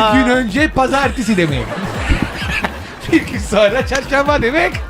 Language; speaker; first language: Turkish; non-native, learner; Italian